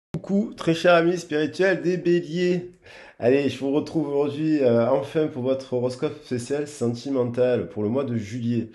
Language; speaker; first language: French; native; French